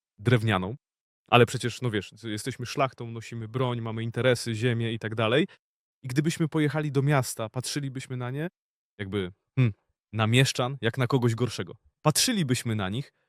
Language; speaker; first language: Polish; non-native, fluent; Ukrainian